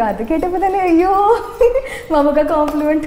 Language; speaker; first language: Malayalam; non-native, local second language; Hindi